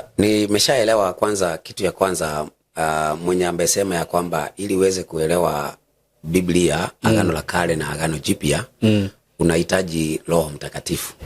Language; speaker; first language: Swahili; non-native, local second language; Kikuyu